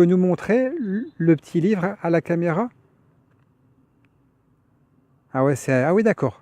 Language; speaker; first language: French; native; French